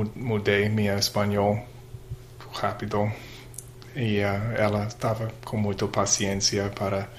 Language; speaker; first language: Portuguese; non-native, learner; English